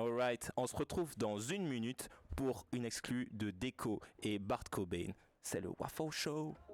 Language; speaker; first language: French; native; French